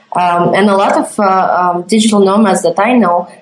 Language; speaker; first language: English; non-native, fluent; Latvian